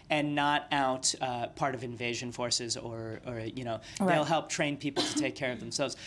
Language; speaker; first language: English; native; English